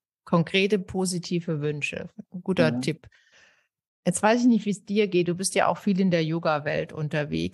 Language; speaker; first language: German; native; German